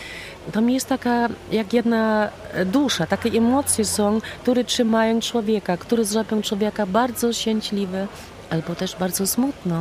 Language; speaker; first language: Polish; non-native, learner; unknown